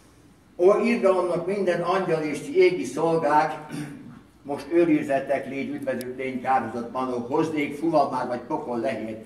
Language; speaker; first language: Hungarian; early bilingual, heritage; Hungarian